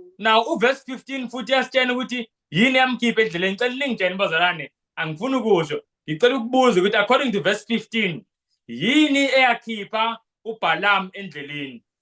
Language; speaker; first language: Zulu; non-native, local second language; Xhosa